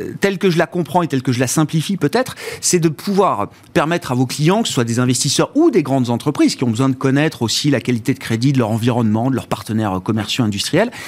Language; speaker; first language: French; native; French